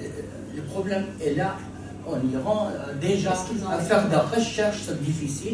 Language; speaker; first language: French; non-native, fluent; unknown